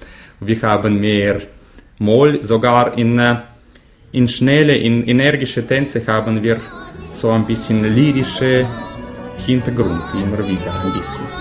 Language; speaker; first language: German; non-native, fluent; Russian